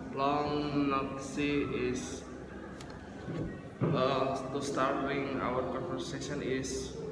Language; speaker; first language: English; non-native, learner; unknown